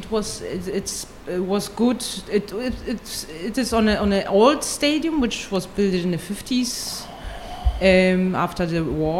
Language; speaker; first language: English; non-native, fluent; German